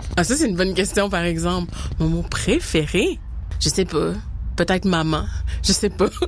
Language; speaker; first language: French; native; French